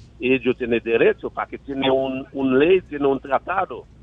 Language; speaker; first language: Spanish; non-native, learner; Haitian Creole